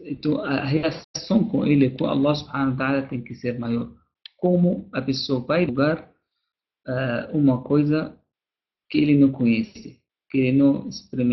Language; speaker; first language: Portuguese; non-native, fluent; Arabic